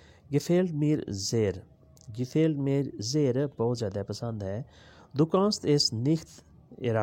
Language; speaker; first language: German; non-native, learner; Urdu